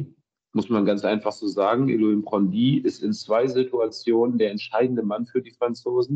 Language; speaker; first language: German; native; German